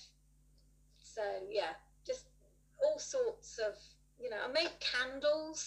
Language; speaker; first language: English; native; English